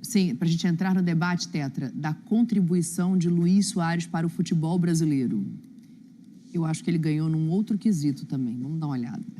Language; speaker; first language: Portuguese; native; Portuguese